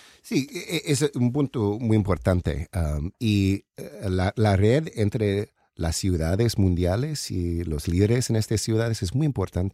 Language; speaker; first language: Spanish; non-native, learner; English